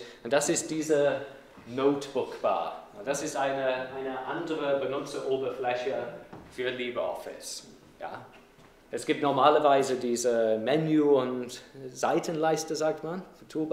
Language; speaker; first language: German; non-native, fluent; English